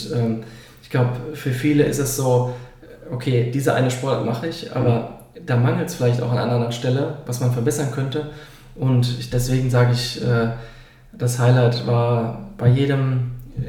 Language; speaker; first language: German; native; German